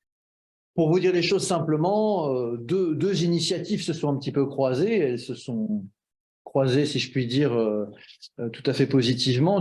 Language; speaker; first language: French; native; French